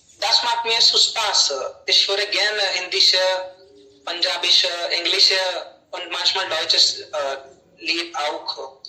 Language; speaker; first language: German; non-native, learner; Hindi